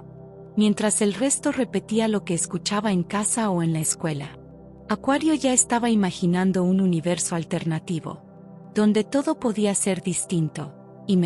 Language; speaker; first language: Spanish; native; Spanish